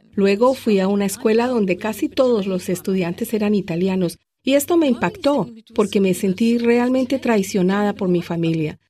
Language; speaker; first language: Spanish; non-native, fluent; English